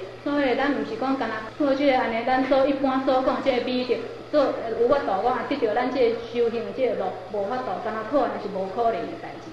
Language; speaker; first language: Chinese; non-native, fluent; Vietnamese